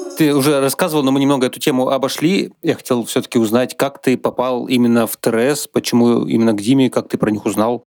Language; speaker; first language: Russian; native; Russian